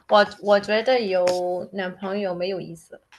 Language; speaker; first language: Chinese; non-native, learner; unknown